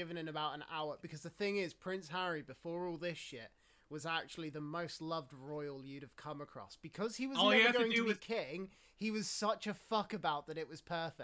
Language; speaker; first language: English; native; English